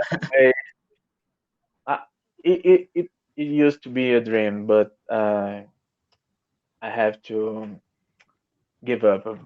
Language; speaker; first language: English; non-native, learner; Portuguese